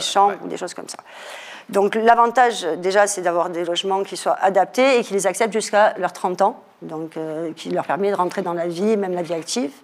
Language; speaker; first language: French; native; French